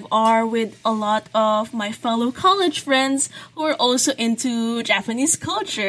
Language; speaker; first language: English; non-native, local second language; Filipino